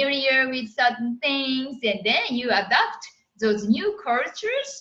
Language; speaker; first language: English; non-native, fluent; Japanese